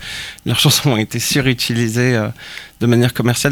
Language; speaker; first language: French; native; French